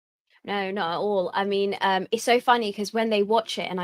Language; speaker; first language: English; native; English